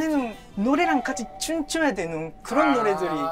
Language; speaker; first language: Korean; non-native, fluent; Japanese